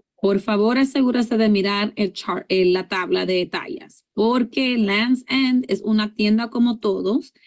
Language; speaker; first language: Spanish; early bilingual, heritage; English